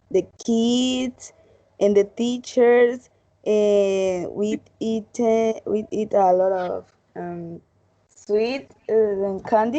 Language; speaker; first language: English; non-native, learner; Spanish